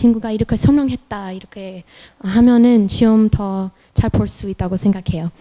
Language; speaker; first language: Korean; non-native, fluent; French